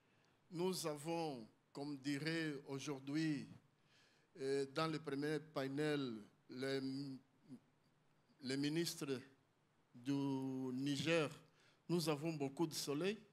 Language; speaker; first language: French; non-native, learner; Portuguese